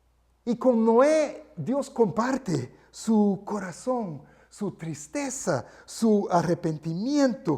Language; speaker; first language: Spanish; non-native, fluent; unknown